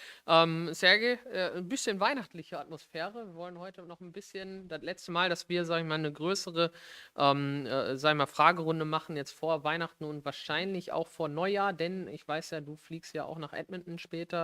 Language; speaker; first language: German; native; German